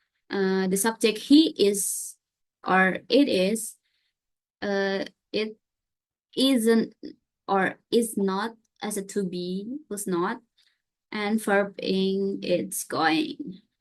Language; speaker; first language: English; non-native, learner; Indonesian